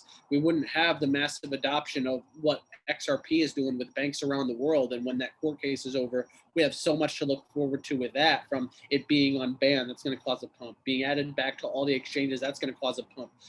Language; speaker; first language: English; native; English